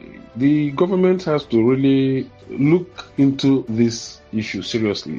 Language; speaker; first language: English; non-native, local second language; Igbo